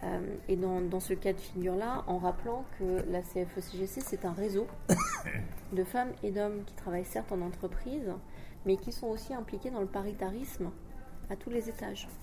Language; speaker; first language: French; native; French